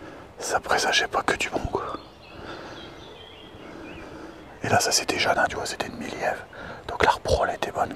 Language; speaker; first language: French; native; French